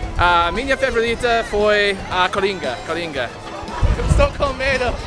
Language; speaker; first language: Portuguese; non-native, learner; Dutch